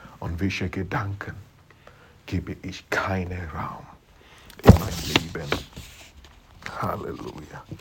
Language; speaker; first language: German; non-native, fluent; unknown